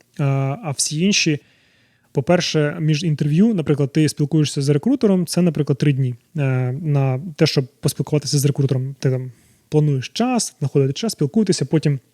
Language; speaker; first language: Ukrainian; non-native, local second language; Russian